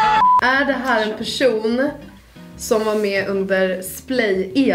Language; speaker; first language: Swedish; native; Swedish